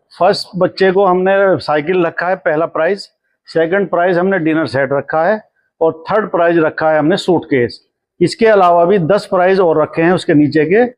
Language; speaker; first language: Hindi; native; Hindi